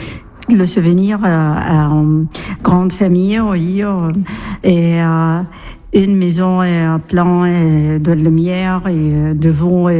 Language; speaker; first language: French; non-native, learner; Arabic